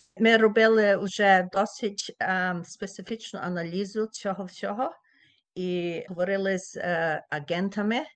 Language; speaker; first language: Ukrainian; early bilingual, heritage; Ukrainian